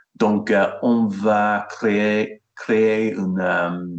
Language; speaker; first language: French; non-native, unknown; English